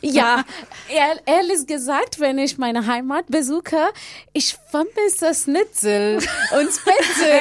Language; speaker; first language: German; non-native, learner; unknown